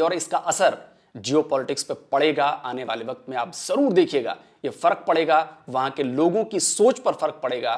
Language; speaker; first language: Hindi; native; Hindi